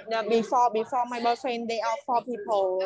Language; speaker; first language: English; non-native, learner; Vietnamese